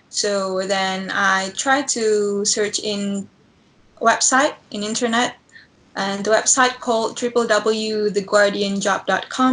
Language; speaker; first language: English; non-native, learner; Indonesian